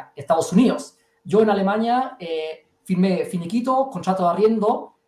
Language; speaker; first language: Spanish; early bilingual, heritage; German